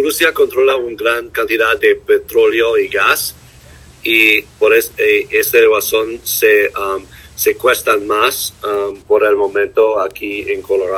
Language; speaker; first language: Spanish; non-native, learner; English